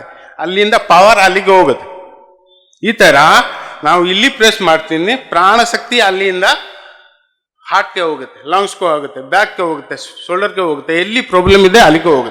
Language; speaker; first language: Kannada; non-native, local second language; Odia